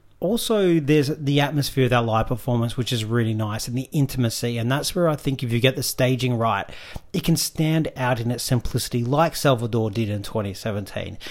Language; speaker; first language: English; native; English